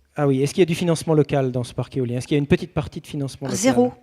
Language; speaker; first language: French; native; French